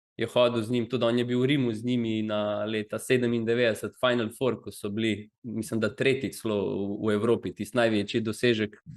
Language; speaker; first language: Slovenian; early bilingual, other home language; Croatian